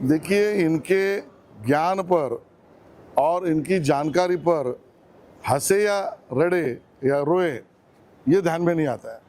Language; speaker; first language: Hindi; non-native, local second language; Marathi